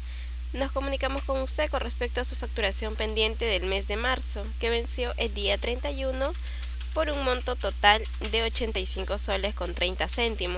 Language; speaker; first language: Spanish; native; Spanish